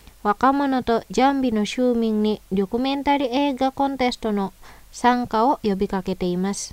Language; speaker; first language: Japanese; non-native, fluent; Indonesian